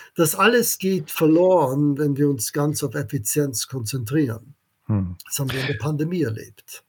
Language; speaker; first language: German; non-native, local second language; English